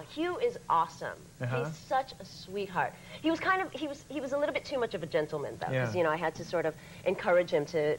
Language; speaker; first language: English; native; English